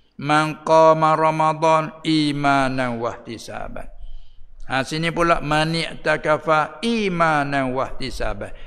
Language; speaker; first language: Malay; native; Malay